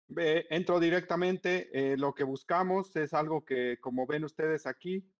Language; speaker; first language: Spanish; native; Spanish